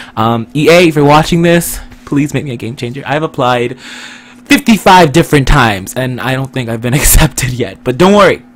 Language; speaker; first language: English; native; English